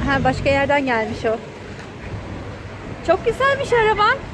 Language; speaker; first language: Turkish; native; Turkish